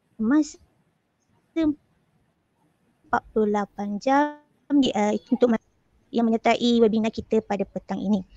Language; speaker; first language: Malay; native; Malay